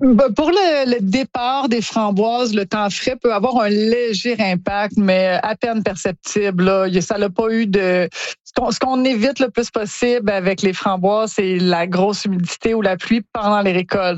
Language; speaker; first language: French; native; French